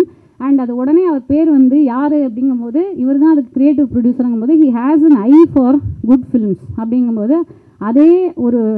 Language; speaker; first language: Tamil; native; Tamil